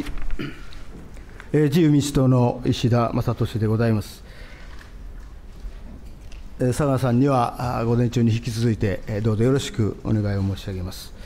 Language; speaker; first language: Japanese; native; Japanese